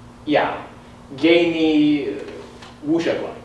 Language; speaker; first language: Chinese; non-native, learner; English